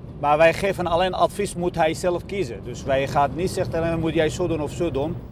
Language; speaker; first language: Dutch; non-native, learner; Kurdish